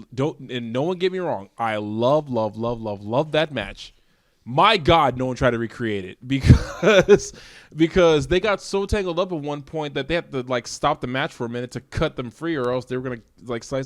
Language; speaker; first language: English; native; English